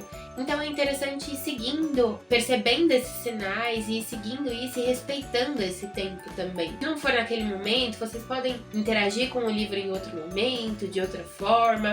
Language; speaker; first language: Portuguese; native; Portuguese